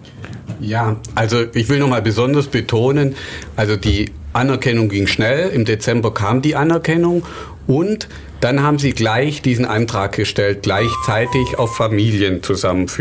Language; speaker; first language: German; native; German